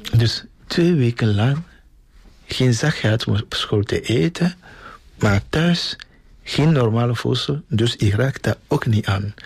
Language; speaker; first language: Dutch; non-native, fluent; Ewe